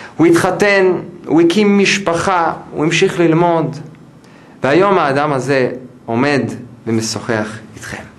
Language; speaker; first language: Hebrew; non-native, fluent; English